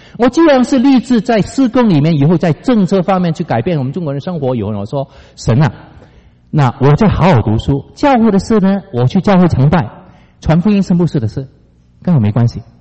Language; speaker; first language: Chinese; non-native, local second language; Cantonese